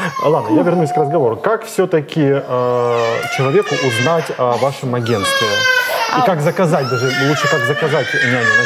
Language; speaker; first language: Russian; native; Russian